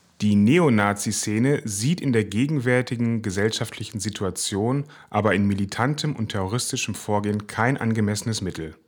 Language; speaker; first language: German; native; German